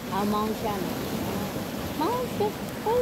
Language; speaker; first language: English; non-native, learner; Filipino